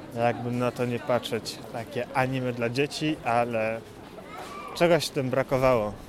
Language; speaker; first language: Polish; native; Polish